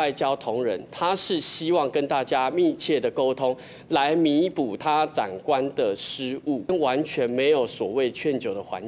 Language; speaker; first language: Chinese; native; Chinese